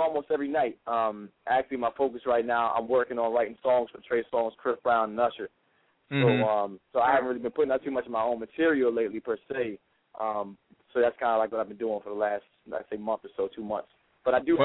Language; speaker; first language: English; native; English